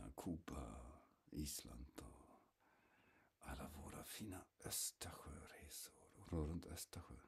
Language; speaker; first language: Swedish; non-native, fluent; German